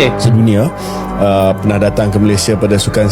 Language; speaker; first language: Malay; native; Malay